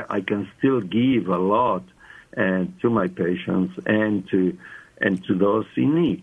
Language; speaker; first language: English; non-native, fluent; Spanish